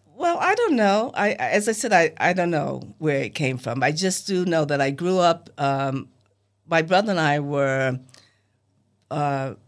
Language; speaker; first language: English; native; English